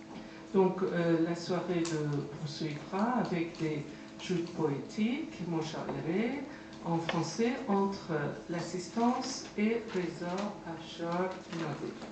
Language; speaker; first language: French; non-native, fluent; Persian